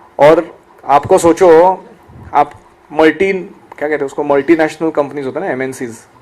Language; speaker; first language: Hindi; non-native, local second language; Marathi